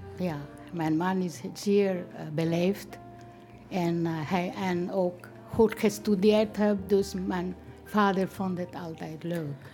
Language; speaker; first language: Dutch; non-native, fluent; Bangla